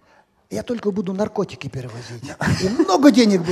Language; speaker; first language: Polish; non-native, learner; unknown